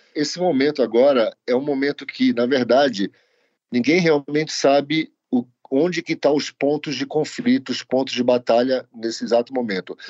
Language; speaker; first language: Portuguese; native; Portuguese